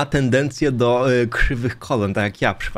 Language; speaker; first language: Polish; native; Polish